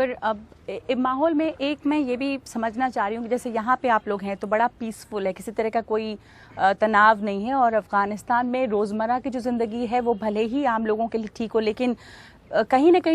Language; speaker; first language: Hindi; native; Hindi